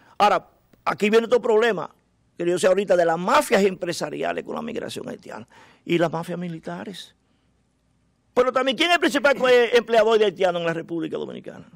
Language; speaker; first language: Spanish; native; Spanish